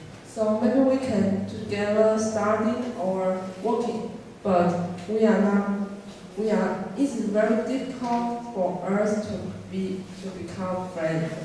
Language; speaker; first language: English; non-native, learner; Chinese